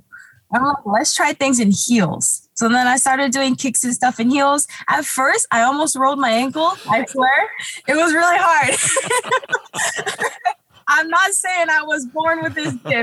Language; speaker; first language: English; native; English